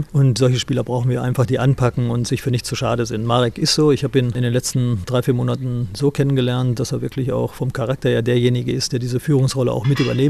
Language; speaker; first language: German; native; German